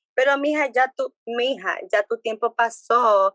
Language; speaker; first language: Spanish; early bilingual, heritage; Spanish